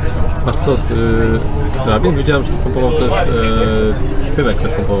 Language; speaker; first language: Polish; native; Polish